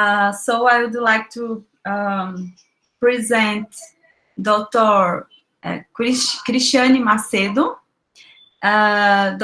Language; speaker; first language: English; non-native, learner; Portuguese